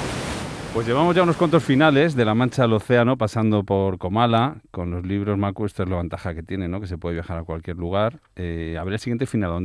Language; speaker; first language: Spanish; native; Spanish